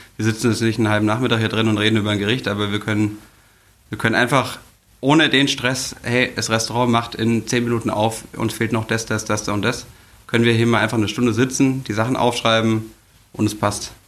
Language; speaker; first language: German; native; German